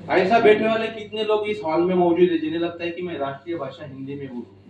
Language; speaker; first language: Hindi; non-native, local second language; Marathi